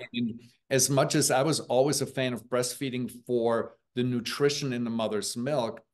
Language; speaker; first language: English; early bilingual, other home language; German